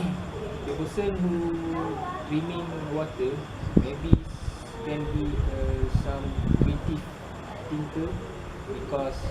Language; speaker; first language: English; non-native, learner; Malay